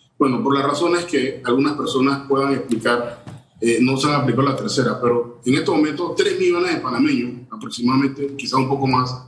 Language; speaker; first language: Spanish; native; Spanish